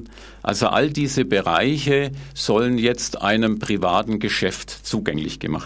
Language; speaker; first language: German; native; German